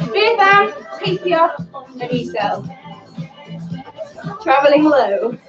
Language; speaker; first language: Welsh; non-native, local second language; English